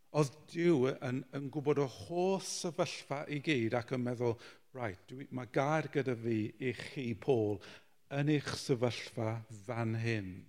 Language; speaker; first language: Welsh; non-native, local second language; English